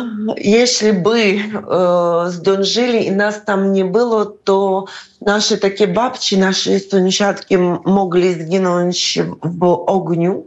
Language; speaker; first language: Polish; non-native, fluent; Ukrainian